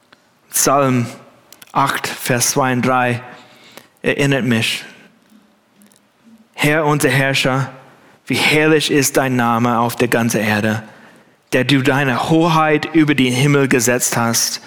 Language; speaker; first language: German; non-native, fluent; English